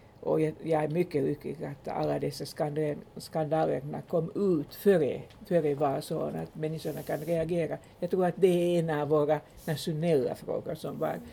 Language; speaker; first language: Swedish; non-native, local second language; Finnish